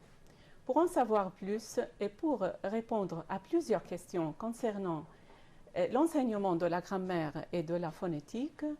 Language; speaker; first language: French; non-native, fluent; Arabic